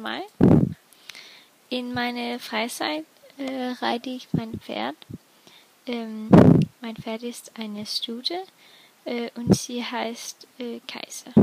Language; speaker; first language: German; non-native, learner; Danish